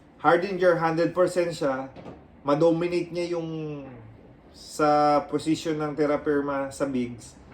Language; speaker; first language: Filipino; native; Filipino